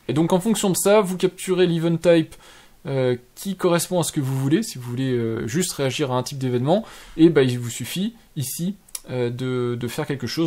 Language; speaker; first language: French; native; French